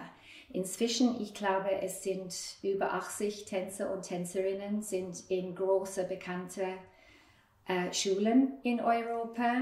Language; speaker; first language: German; non-native, fluent; English